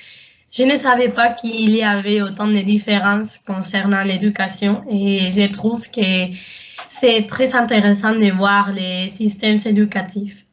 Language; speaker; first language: French; non-native, learner; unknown